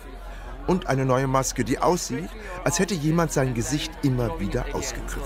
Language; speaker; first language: German; native; German